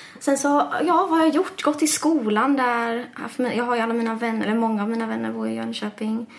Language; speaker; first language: Swedish; early bilingual, other home language; English